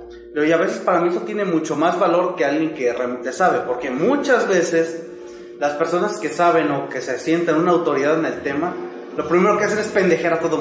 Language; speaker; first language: Spanish; native; Spanish